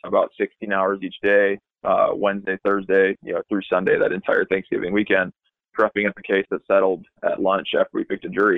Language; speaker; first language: English; native; English